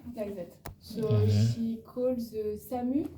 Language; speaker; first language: English; non-native, learner; French